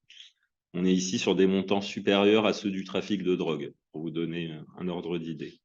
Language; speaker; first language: French; native; French